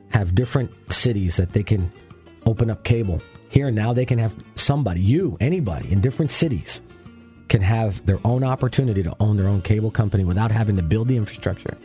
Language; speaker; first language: English; early bilingual, other home language; Spanish